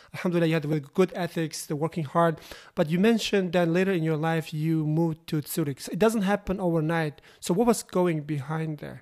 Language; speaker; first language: English; non-native, fluent; Uzbek